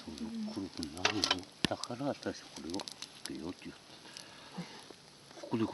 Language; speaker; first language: Japanese; native; Japanese